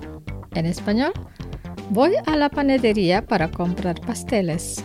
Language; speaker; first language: Spanish; non-native, fluent; Indonesian